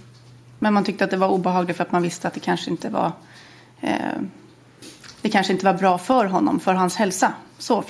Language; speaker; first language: Swedish; native; Swedish